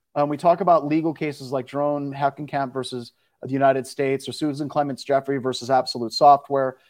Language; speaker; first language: English; native; English